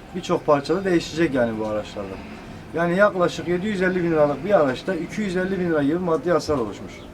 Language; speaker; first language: Turkish; native; Turkish